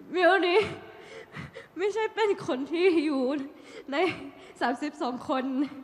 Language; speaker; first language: Thai; non-native, learner; Japanese